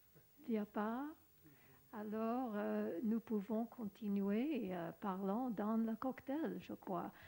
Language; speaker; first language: French; non-native, learner; English